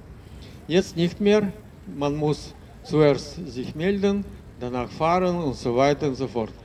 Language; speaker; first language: German; non-native, fluent; Russian